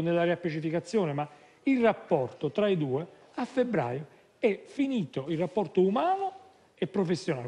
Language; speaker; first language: Italian; native; Italian